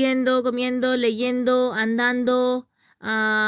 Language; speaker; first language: Spanish; non-native, learner; Urdu